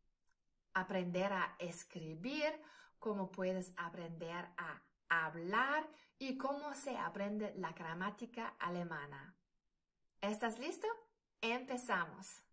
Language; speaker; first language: Spanish; non-native, fluent; German